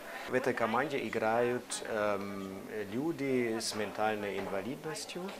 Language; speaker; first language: Russian; non-native, fluent; German